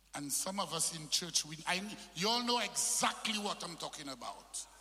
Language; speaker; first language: English; non-native, local second language; French